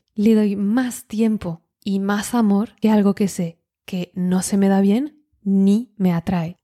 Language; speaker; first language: Spanish; non-native, fluent; French